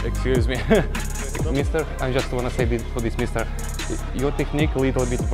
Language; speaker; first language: English; non-native, learner; Russian